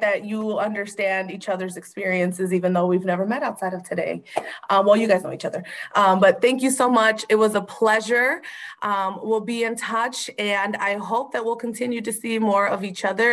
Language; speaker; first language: English; early bilingual, other home language; Spanish